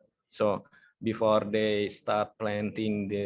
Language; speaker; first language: English; non-native, fluent; Indonesian